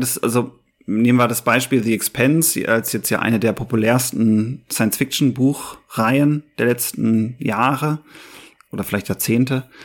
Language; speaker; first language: German; native; German